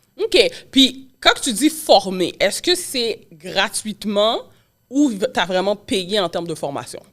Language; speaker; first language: French; early bilingual, other home language; Haitian Creole